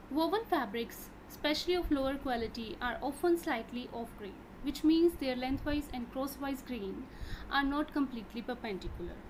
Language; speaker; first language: English; non-native, local second language; Punjabi